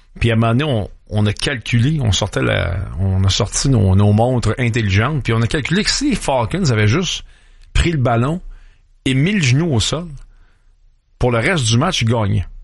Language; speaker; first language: French; native; French